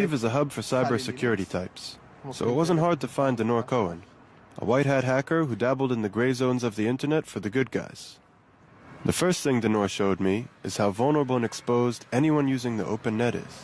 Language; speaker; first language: English; non-native, fluent; Hebrew